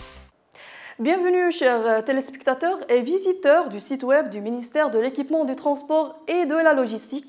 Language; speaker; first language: French; non-native, local second language; Arabic